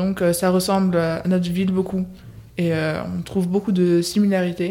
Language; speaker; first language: French; native; French